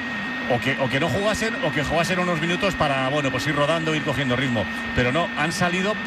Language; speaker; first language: Spanish; native; Spanish